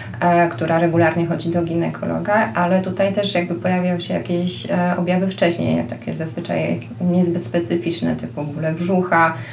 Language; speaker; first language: Polish; native; Polish